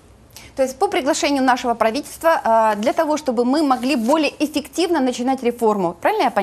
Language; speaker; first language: Russian; native; Russian